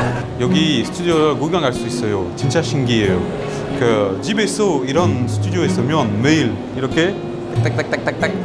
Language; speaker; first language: Korean; non-native, learner; French